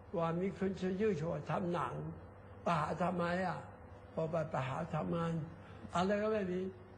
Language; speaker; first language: Thai; non-native, learner; Chinese